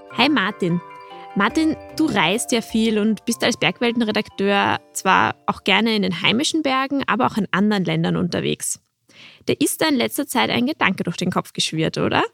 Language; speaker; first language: German; native; German